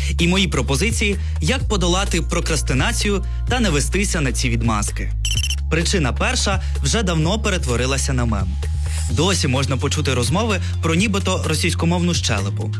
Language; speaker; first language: Ukrainian; non-native, local second language; Russian